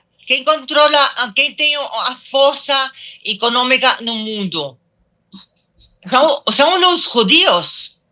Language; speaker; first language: Portuguese; non-native, fluent; Arabic